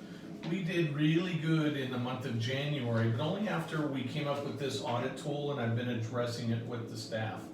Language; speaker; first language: English; native; English